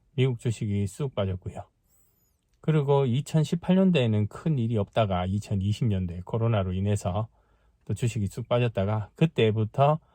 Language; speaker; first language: Korean; native; Korean